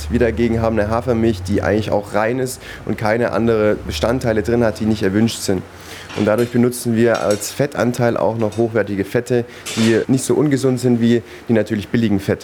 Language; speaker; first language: German; native; German